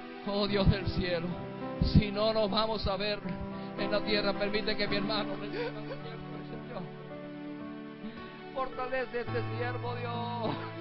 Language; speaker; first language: Spanish; native; Spanish